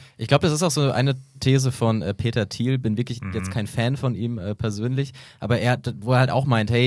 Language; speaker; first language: German; native; German